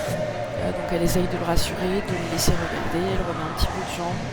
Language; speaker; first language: French; native; French